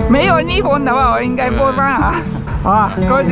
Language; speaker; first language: Chinese; non-native, learner; Japanese